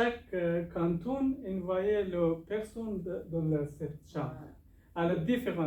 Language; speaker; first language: French; non-native, learner; Persian